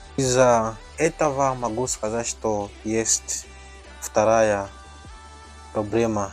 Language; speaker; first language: Russian; non-native, fluent; Nyanja